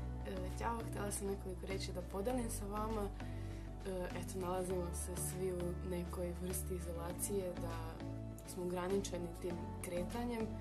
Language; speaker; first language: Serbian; non-native, local second language; Slovak